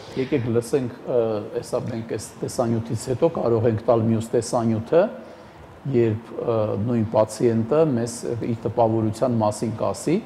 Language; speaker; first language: Armenian; native; Armenian